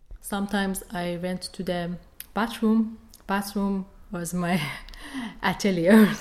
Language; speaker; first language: English; non-native, learner; Persian